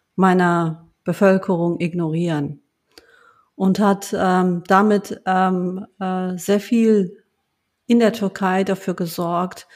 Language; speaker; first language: German; early bilingual, other home language; Turkish